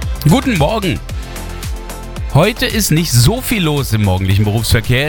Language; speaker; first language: German; native; German